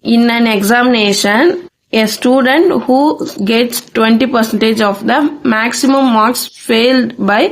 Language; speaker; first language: English; non-native, local second language; Tamil